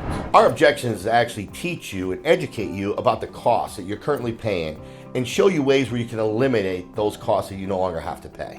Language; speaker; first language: English; native; English